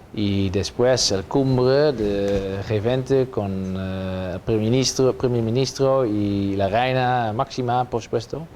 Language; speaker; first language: Spanish; non-native, fluent; Dutch